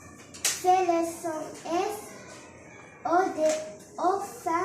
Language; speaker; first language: French; non-native, learner; Arabic